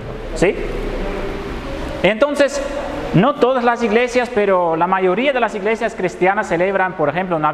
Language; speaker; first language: Spanish; non-native, fluent; Dutch